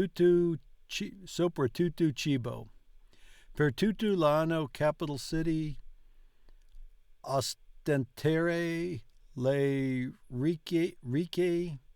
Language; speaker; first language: Italian; non-native, learner; English